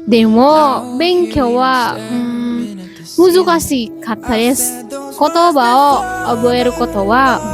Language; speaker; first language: Japanese; non-native, learner; Indonesian